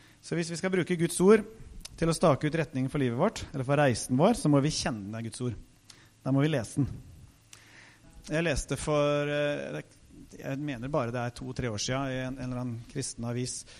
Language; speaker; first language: Norwegian; native; Norwegian